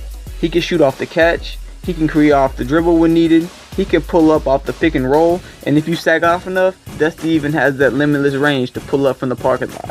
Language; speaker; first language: English; native; English